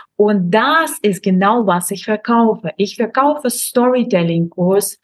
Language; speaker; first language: German; non-native, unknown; Russian